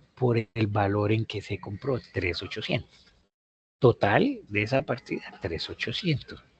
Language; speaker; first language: Spanish; native; Spanish